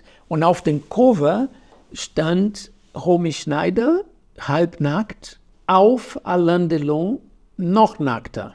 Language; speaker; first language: German; non-native, fluent; Portuguese